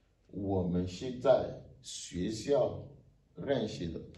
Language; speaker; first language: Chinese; non-native, fluent; French